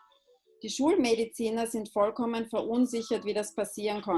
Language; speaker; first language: German; native; German